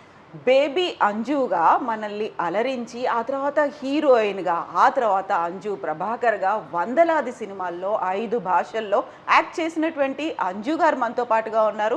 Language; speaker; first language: Telugu; native; Telugu